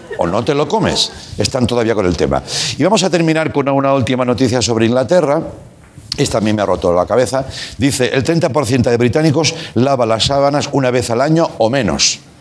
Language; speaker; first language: Spanish; non-native, local second language; Catalan